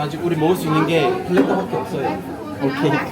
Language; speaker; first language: Korean; native; Korean